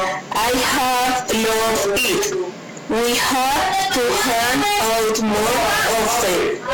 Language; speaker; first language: English; non-native, learner; Spanish